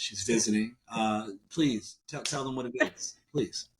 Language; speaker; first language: English; native; English